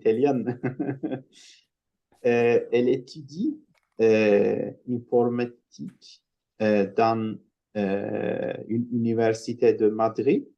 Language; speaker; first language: French; non-native, learner; Turkish